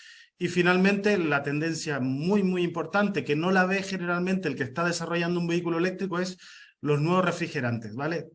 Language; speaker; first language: Spanish; native; Spanish